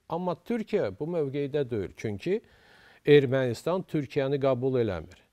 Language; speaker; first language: Azerbaijani; native; Azerbaijani